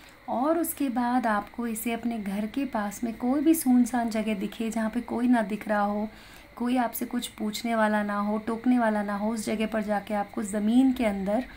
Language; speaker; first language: Hindi; native; Hindi